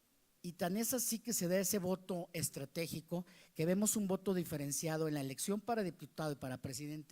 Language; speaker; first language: Spanish; native; Spanish